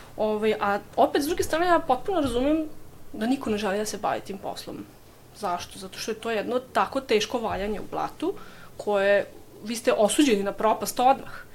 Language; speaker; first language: Serbian; native; Serbian